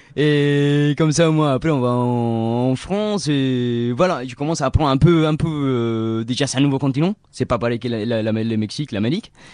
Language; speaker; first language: French; non-native, fluent; Spanish